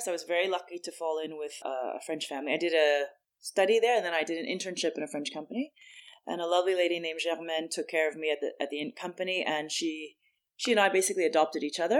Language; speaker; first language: English; native; English